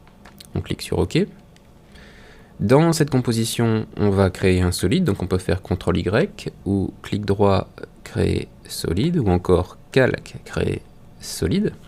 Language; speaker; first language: French; native; French